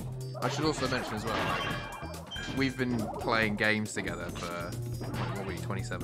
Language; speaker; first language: English; native; English